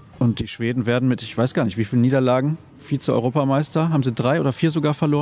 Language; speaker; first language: German; native; German